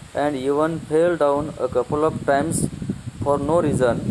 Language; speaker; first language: English; non-native, local second language; Marathi